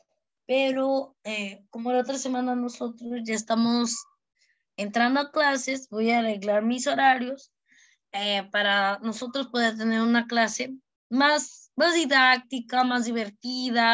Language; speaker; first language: Spanish; native; Spanish